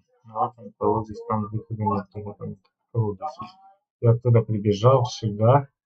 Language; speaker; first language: Russian; native; Russian